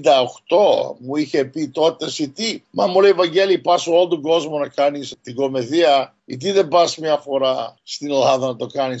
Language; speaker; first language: Greek; early bilingual, heritage; Greek